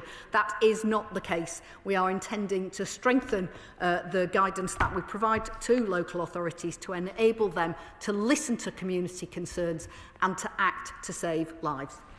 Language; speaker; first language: English; native; English